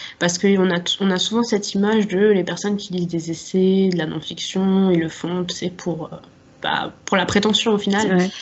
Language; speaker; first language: French; native; French